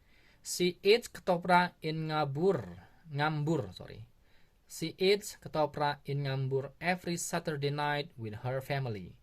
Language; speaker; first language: English; non-native, learner; Indonesian